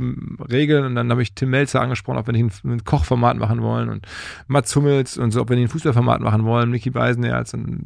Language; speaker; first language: German; native; German